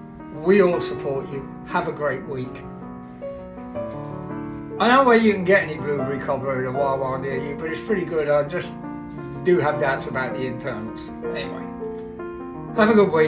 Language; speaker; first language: English; native; English